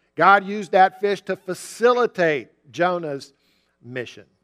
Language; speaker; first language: English; native; English